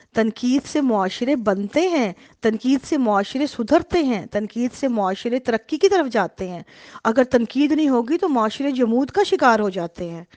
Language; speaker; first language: Urdu; native; Urdu